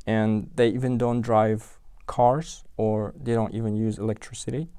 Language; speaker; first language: English; non-native, fluent; Uzbek